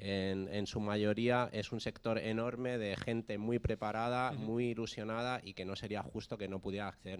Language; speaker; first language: Spanish; native; Spanish